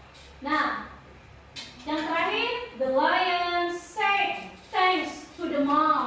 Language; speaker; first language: English; non-native, local second language; Indonesian